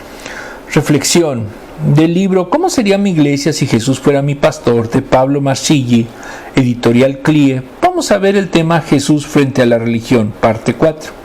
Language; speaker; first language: Spanish; native; Spanish